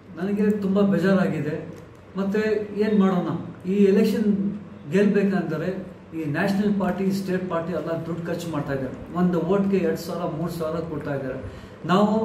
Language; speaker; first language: Kannada; non-native, local second language; Urdu